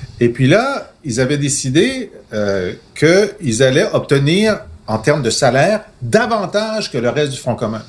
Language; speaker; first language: French; native; French